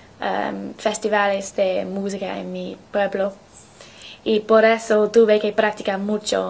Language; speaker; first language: Spanish; non-native, learner; English